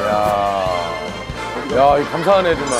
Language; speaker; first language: Korean; native; Korean